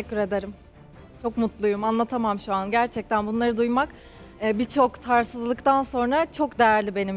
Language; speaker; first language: Turkish; native; Turkish